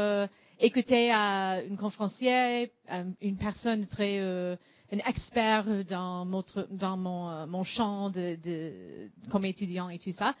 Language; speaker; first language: French; non-native, fluent; English